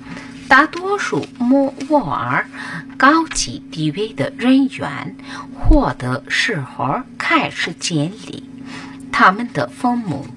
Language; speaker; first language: Chinese; non-native, fluent; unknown